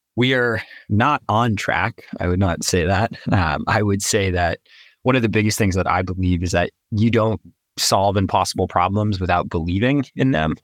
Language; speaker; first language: English; native; English